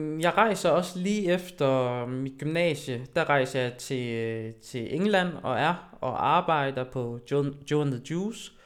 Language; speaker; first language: Danish; early bilingual, other home language; Haitian Creole